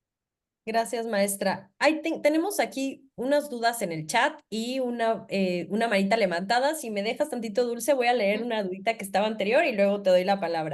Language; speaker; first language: Spanish; native; Spanish